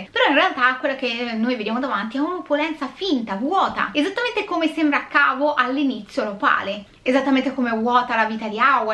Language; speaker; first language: Italian; native; Italian